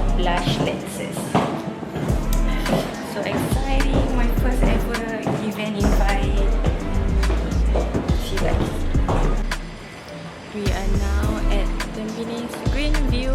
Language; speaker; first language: English; non-native, local second language; Malay